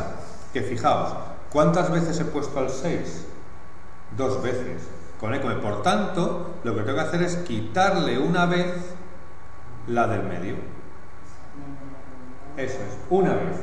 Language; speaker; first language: Spanish; native; Spanish